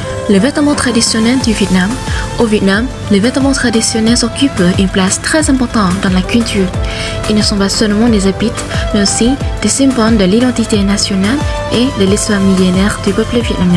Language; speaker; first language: French; non-native, learner; Vietnamese